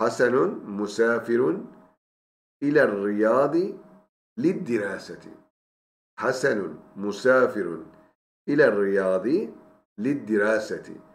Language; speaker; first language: Arabic; non-native, fluent; Turkish